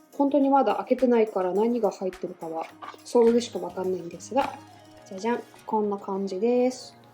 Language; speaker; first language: Japanese; non-native, fluent; Russian